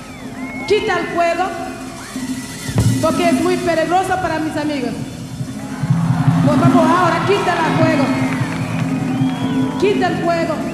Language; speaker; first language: Spanish; non-native, learner; English